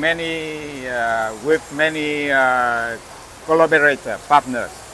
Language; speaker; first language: English; non-native, learner; Vietnamese